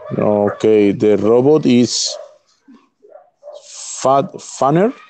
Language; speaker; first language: English; non-native, learner; Spanish